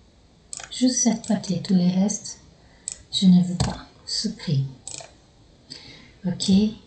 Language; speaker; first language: French; non-native, fluent; Portuguese